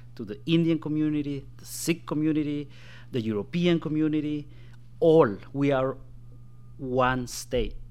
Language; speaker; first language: English; non-native, fluent; Spanish